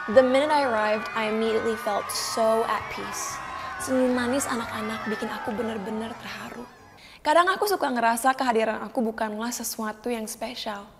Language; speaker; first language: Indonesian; non-native, local second language; English